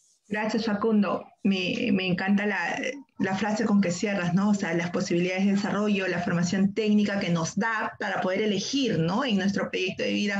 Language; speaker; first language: Spanish; native; Spanish